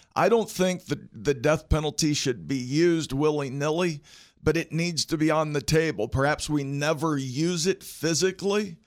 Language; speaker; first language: English; native; English